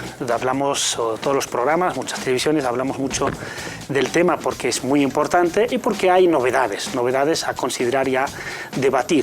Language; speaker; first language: Spanish; native; Spanish